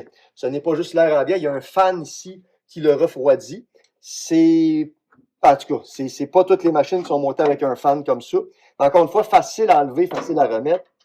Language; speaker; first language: French; native; French